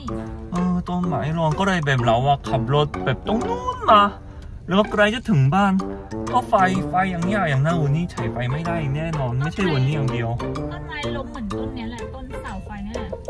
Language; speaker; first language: Thai; non-native, fluent; Korean